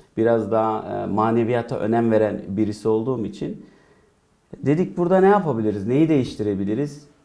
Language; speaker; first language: Turkish; early bilingual, heritage; Turkish